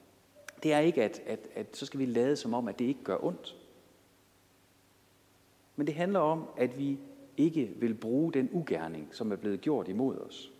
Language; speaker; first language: Danish; native; Danish